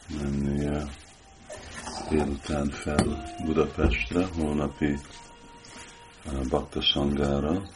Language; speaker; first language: Hungarian; early bilingual, heritage; Hungarian